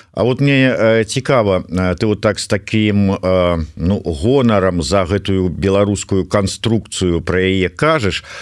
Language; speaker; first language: Belarusian; non-native, local second language; Russian